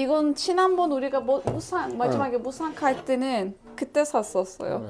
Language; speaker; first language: Korean; non-native, learner; Turkish